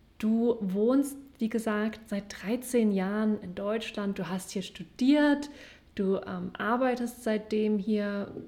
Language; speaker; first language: German; native; German